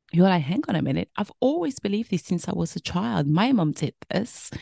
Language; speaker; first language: English; early bilingual, other home language; French